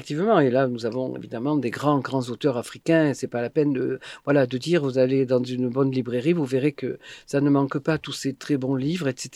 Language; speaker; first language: French; native; French